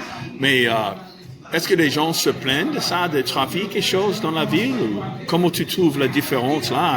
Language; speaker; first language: French; non-native, fluent; English